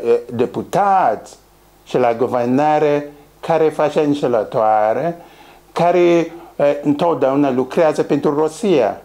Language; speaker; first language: Romanian; non-native, learner; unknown